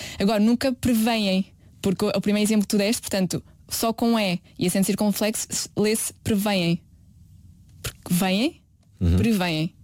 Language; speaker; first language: Portuguese; native; Portuguese